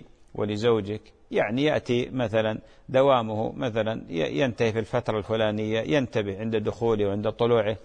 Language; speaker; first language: Arabic; native; Arabic